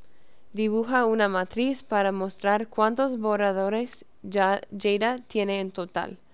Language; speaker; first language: Spanish; early bilingual, heritage; Spanish